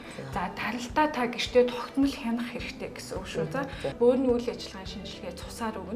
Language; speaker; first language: Mongolian; native; Mongolian